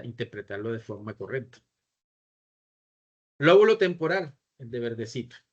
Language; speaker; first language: Spanish; native; Spanish